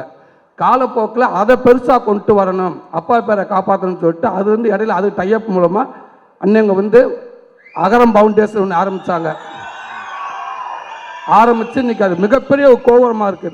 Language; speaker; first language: Tamil; native; Tamil